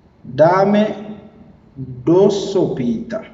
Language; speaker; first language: Spanish; non-native, fluent; Haitian Creole